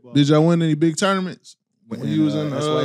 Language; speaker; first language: English; native; English